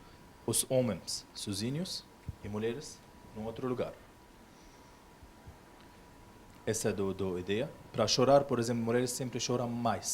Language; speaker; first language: Portuguese; non-native, learner; Arabic